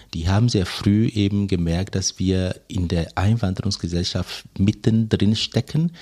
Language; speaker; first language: German; non-native, fluent; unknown